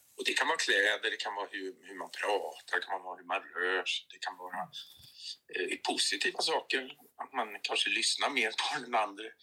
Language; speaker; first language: Swedish; native; Swedish